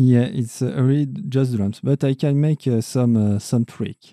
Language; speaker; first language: English; non-native, learner; French